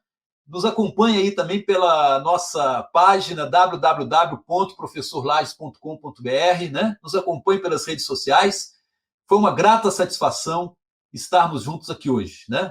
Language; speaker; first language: Portuguese; native; Portuguese